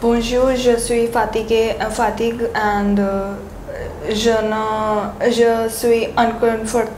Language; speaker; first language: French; non-native, learner; Hindi